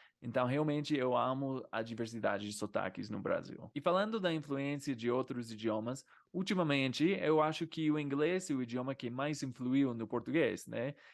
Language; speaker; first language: Portuguese; non-native, fluent; English